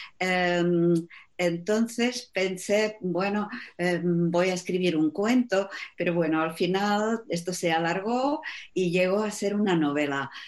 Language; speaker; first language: Spanish; non-native, fluent; Czech